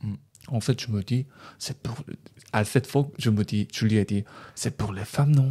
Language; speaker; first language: French; non-native, learner; Korean